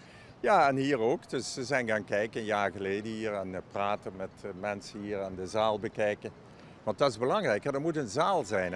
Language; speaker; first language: Dutch; native; Dutch